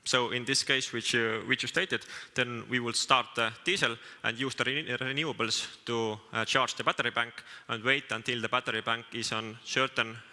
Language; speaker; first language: English; non-native, fluent; Estonian